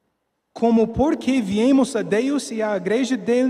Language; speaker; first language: Portuguese; non-native, learner; English